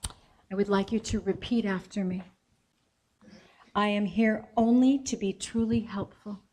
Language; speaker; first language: English; native; English